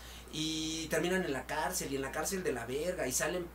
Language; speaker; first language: Spanish; native; Spanish